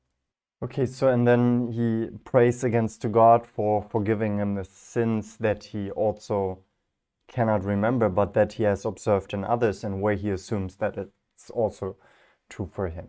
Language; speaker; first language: English; non-native, fluent; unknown